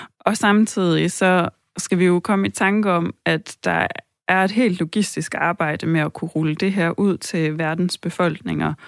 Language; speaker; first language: Danish; native; Danish